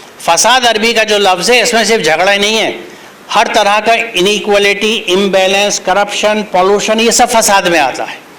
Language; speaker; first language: Urdu; native; Urdu